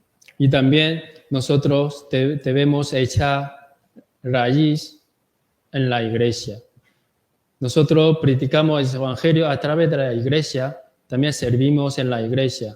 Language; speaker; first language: Spanish; non-native, learner; Korean